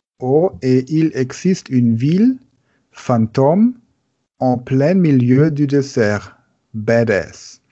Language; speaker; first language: French; non-native, learner; German